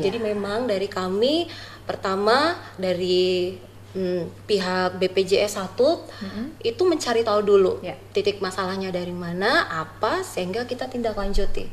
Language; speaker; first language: Indonesian; native; Indonesian